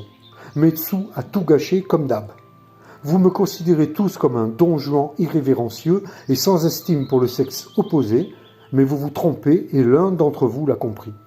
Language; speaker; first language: French; native; French